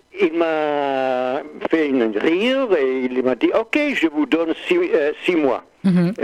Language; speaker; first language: French; non-native, learner; English